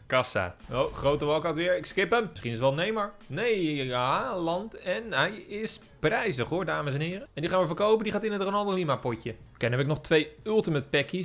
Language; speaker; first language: Dutch; native; Dutch